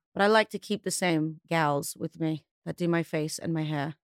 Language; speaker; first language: English; native; English